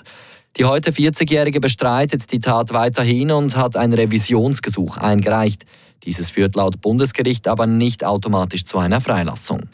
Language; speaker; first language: German; native; German